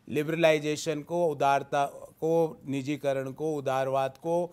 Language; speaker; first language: Hindi; native; Hindi